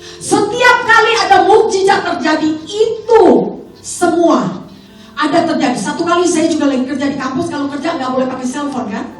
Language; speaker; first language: Indonesian; native; Indonesian